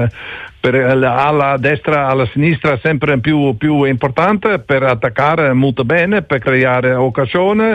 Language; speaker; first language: Italian; non-native, learner; Dutch